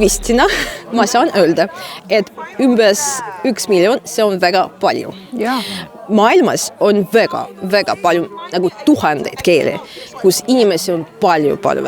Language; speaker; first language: Estonian; non-native, fluent; Russian